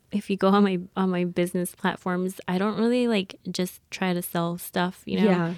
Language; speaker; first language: English; native; English